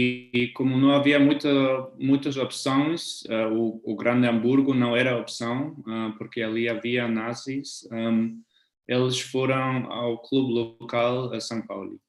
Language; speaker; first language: Portuguese; non-native, fluent; German